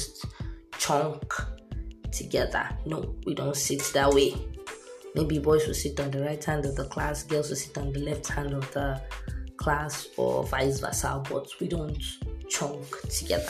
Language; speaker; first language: English; non-native, local second language; Yoruba